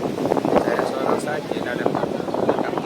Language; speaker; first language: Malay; non-native, learner; Rohingya